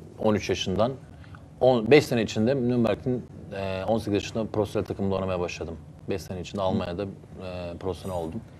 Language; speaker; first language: Turkish; early bilingual, heritage; Turkish